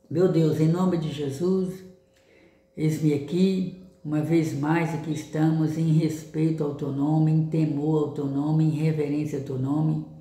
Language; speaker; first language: Portuguese; native; Portuguese